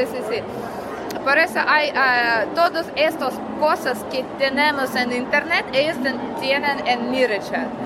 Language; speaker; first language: Spanish; non-native, learner; Russian